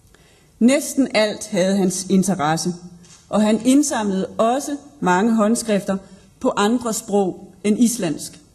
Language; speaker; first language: Danish; native; Danish